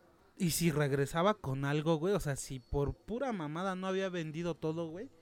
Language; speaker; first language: Spanish; native; Spanish